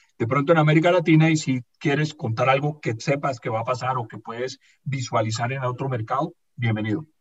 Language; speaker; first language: Spanish; native; Spanish